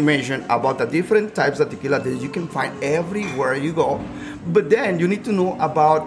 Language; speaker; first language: English; non-native, fluent; Spanish